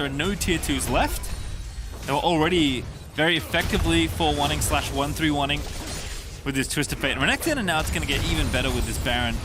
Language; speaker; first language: English; native; English